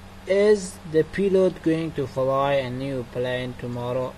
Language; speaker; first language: English; non-native, fluent; Persian